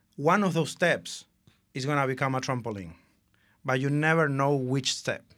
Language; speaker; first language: English; non-native, fluent; Spanish